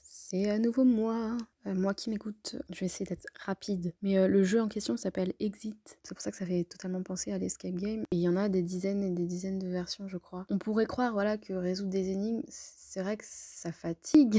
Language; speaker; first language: French; native; French